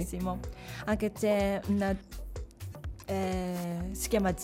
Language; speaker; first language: Italian; non-native, learner; Japanese